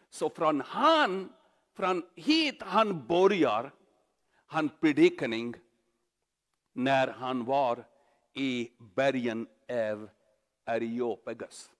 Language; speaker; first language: Swedish; non-native, learner; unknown